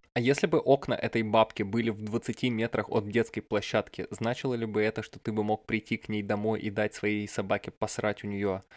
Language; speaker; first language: Russian; native; Russian